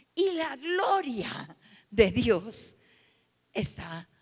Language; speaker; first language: Spanish; native; Spanish